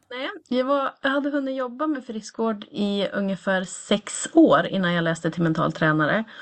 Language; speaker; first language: Swedish; native; Swedish